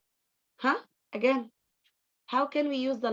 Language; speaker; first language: English; non-native, fluent; Arabic